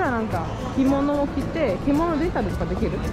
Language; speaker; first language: Japanese; non-native, fluent; Portuguese